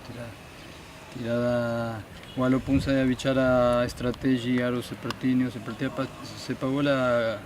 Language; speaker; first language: Indonesian; non-native, fluent; Spanish